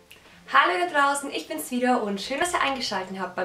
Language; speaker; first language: German; native; German